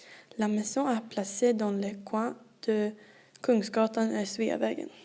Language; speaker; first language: French; non-native, learner; Swedish